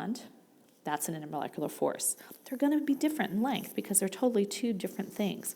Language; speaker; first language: English; native; English